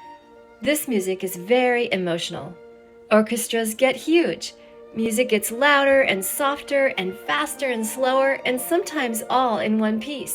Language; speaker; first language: English; native; English